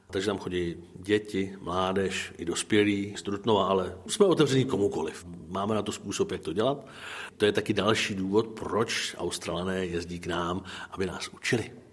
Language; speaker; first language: Czech; native; Czech